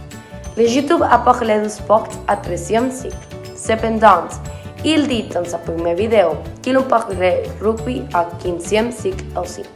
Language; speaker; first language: French; non-native, learner; Spanish